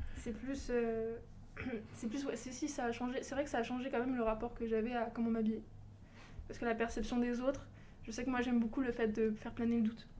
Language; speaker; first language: French; early bilingual, other home language; Portuguese